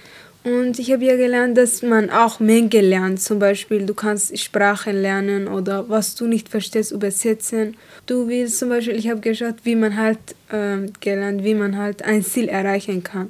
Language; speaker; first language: German; non-native, learner; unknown